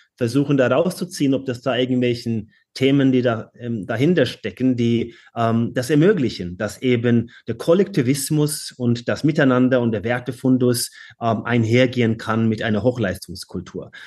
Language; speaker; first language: German; non-native, fluent; Norwegian